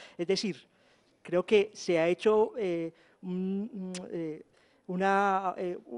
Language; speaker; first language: Spanish; native; Spanish